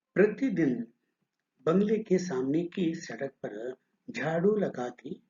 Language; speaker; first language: Hindi; non-native, local second language; Kannada